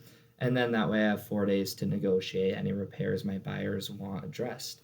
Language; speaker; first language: English; native; English